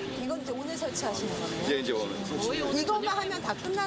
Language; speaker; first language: Korean; native; Korean